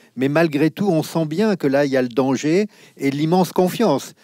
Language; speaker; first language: French; native; French